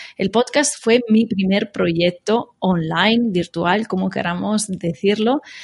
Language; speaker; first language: Spanish; non-native, fluent; Italian